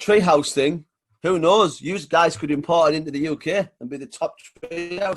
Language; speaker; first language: English; native; English